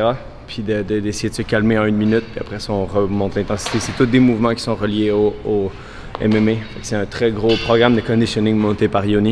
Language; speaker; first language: French; native; French